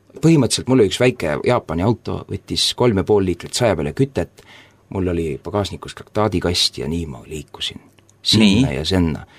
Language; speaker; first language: Estonian; native; Estonian